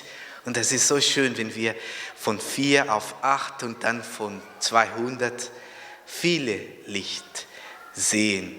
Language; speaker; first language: German; non-native, fluent; Portuguese